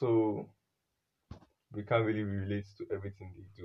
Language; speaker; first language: English; non-native, local second language; Yoruba